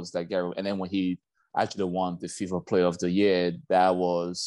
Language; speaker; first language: English; native; English